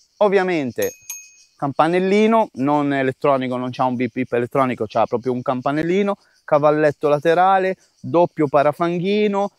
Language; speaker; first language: Italian; native; Italian